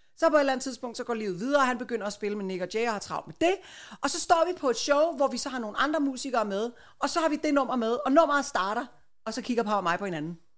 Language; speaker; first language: Danish; native; Danish